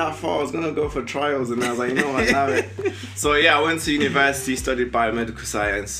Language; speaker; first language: English; non-native, local second language; Shona